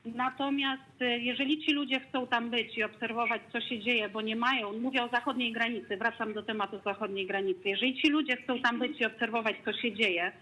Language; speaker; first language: Polish; native; Polish